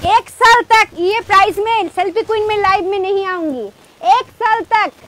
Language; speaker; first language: Hindi; non-native, local second language; Bangla